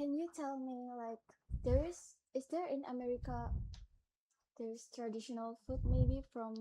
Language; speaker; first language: English; non-native, learner; Indonesian